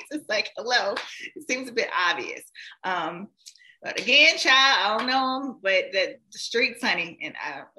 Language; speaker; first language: English; native; English